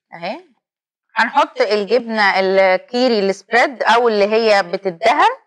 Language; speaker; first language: Arabic; native; Arabic